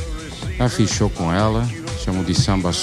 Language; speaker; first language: Portuguese; non-native, learner; Dutch